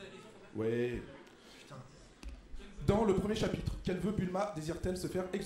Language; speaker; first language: French; native; French